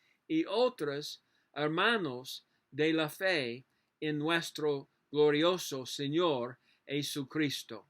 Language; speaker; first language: Spanish; non-native, learner; English